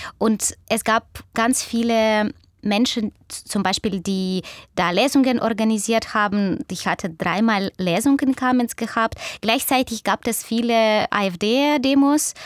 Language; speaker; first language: German; non-native, fluent; Russian